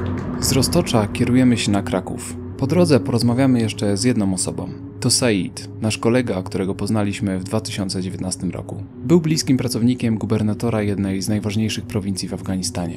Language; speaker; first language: Polish; native; Polish